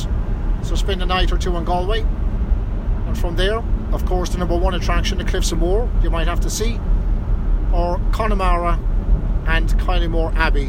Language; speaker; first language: English; native; English